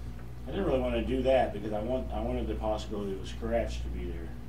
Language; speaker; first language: English; native; English